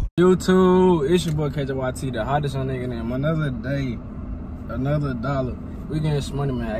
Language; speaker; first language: English; native; English